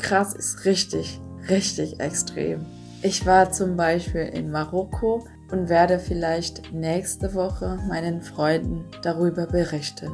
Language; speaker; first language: German; non-native, fluent; Vietnamese